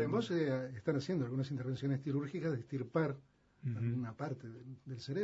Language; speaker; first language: Spanish; native; Spanish